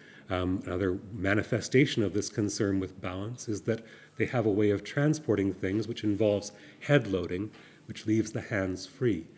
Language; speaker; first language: English; native; English